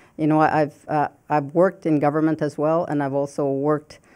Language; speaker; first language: English; non-native, fluent; Cree